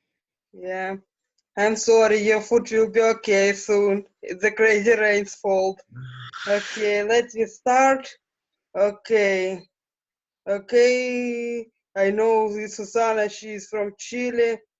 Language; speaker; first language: English; non-native, fluent; Russian